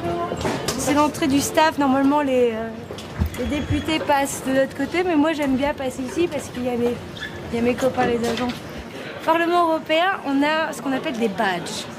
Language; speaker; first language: French; native; French